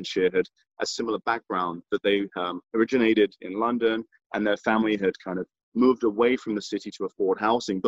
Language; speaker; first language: English; native; English